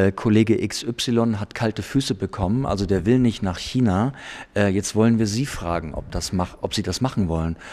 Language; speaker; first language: German; native; German